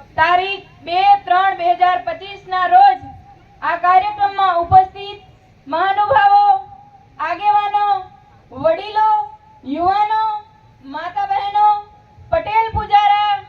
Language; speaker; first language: Gujarati; non-native, local second language; Bhili